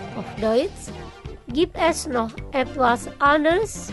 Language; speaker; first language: German; non-native, fluent; Indonesian